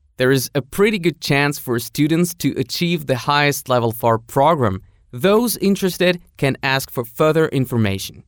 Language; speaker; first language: English; non-native, fluent; Russian